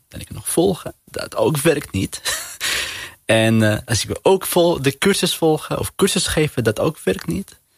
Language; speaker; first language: Dutch; non-native, learner; Arabic